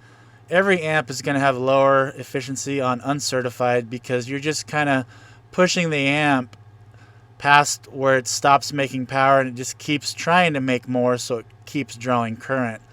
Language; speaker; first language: English; native; English